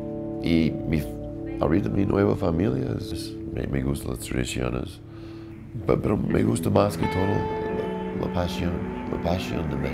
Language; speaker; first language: Spanish; non-native, learner; English